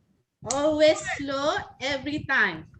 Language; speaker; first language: English; non-native, learner; Malay